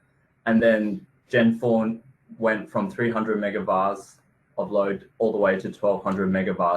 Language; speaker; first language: English; native; English